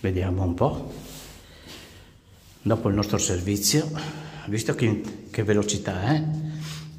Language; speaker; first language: Italian; native; Italian